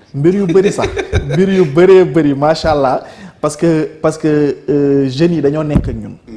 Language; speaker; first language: Wolof; native; Wolof